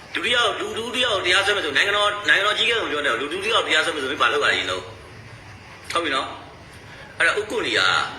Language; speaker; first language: Burmese; native; Burmese